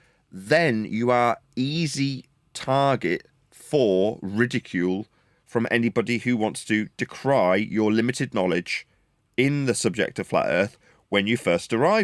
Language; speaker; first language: English; native; English